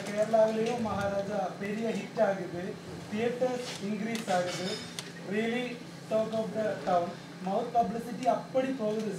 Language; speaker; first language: Tamil; non-native, local second language; Malayalam